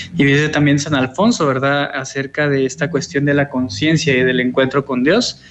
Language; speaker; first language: Spanish; native; Spanish